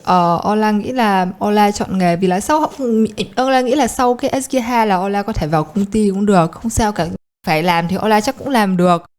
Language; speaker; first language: Vietnamese; early bilingual, heritage; Polish